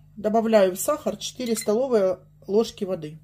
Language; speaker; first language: Russian; native; Russian